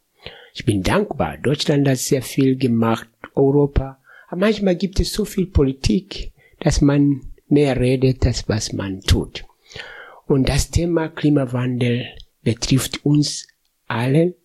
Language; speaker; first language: German; non-native, fluent; Swahili